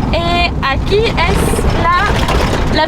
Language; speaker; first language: Spanish; non-native, learner; French